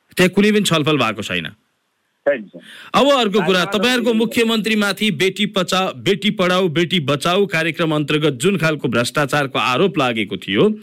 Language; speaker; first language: Nepali; native; Nepali